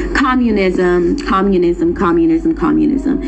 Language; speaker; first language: English; native; English